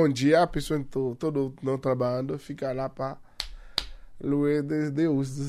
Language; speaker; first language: Portuguese; non-native, learner; Haitian Creole